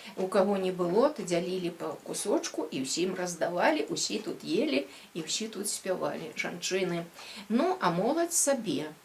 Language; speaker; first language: Belarusian; native; Belarusian